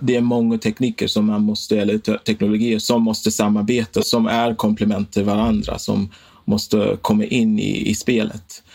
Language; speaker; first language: Swedish; non-native, fluent; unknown